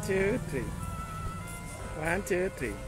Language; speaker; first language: English; non-native, learner; Thai